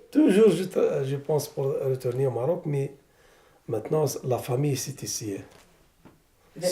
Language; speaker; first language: French; non-native, learner; Arabic